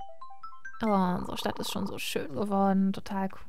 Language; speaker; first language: German; native; German